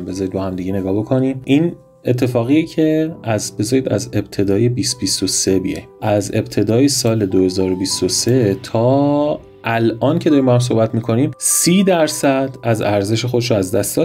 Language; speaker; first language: Persian; native; Persian